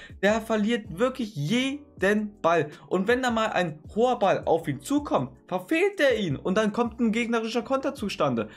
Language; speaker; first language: German; native; German